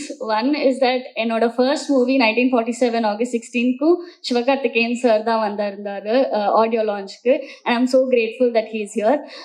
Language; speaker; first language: Tamil; non-native, learner; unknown